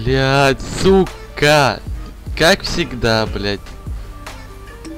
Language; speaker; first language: Russian; native; Russian